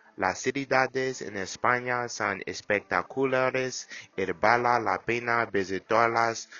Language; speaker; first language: Spanish; non-native, learner; English